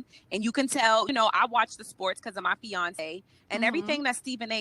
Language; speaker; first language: English; native; English